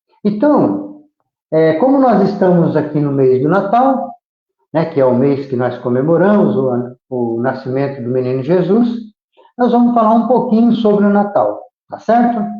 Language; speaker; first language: Portuguese; native; Portuguese